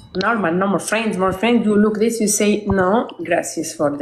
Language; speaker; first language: English; non-native, learner; Arabic